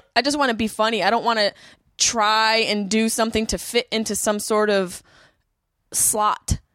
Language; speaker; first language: English; native; English